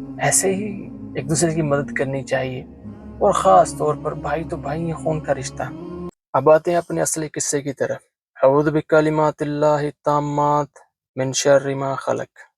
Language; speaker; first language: Urdu; non-native, local second language; Punjabi